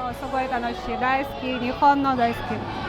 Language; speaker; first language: Japanese; non-native, learner; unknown